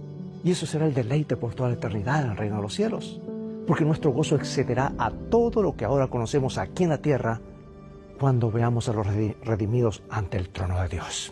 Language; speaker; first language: Spanish; native; Spanish